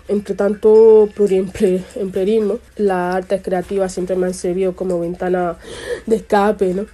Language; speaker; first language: Spanish; early bilingual, other home language; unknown